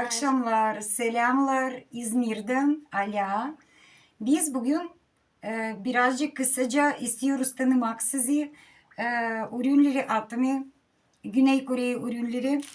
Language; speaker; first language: Turkish; non-native, learner; Russian